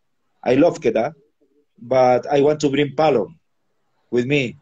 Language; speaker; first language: English; non-native, learner; Spanish